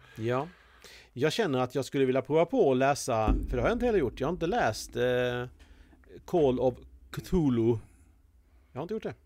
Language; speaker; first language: Swedish; native; Swedish